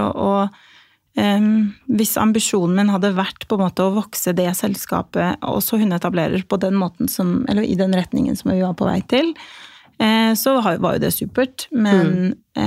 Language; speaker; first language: Norwegian; early bilingual, other home language; Albanian